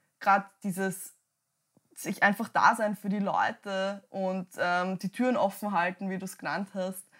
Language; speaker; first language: German; native; German